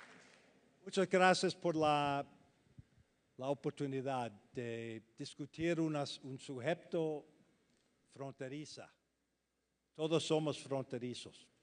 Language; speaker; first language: Spanish; non-native, fluent; English